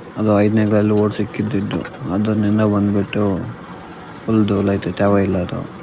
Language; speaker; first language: Kannada; non-native, local second language; Telugu